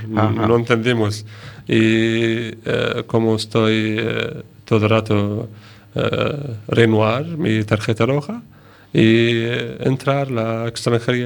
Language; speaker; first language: Spanish; non-native, learner; Arabic